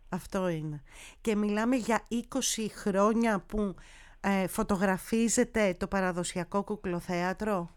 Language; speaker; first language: Greek; native; Greek